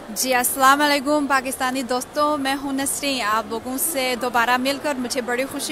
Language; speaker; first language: Hindi; non-native, fluent; Chinese